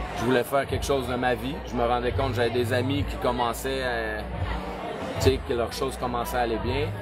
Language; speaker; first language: French; native; French